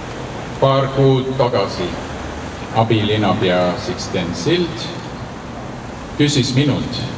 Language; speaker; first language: Estonian; non-native, learner; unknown